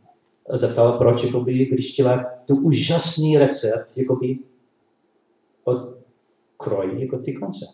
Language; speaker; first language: Czech; non-native, learner; English